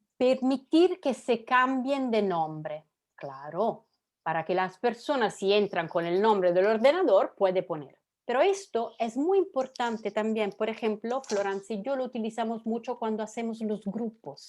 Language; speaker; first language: Spanish; non-native, fluent; Italian